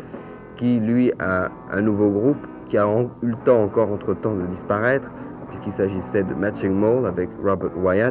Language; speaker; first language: French; native; French